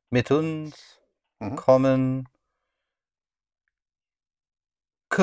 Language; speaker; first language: German; non-native, learner; English